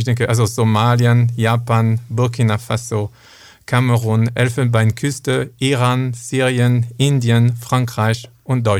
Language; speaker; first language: German; non-native, learner; French